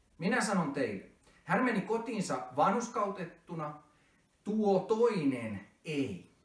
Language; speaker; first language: Finnish; native; Finnish